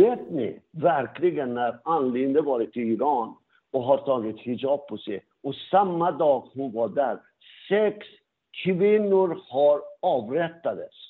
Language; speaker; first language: Swedish; non-native, fluent; Persian